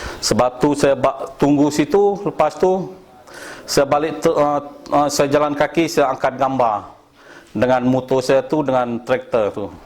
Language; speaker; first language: Malay; non-native, local second language; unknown